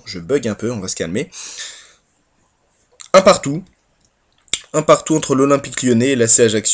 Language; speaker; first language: French; native; French